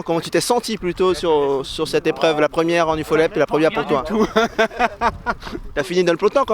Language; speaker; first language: French; native; French